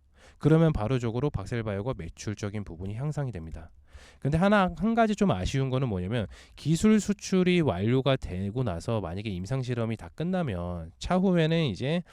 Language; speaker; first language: Korean; native; Korean